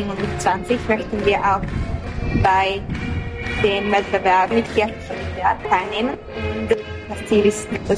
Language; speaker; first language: German; non-native, learner; Hungarian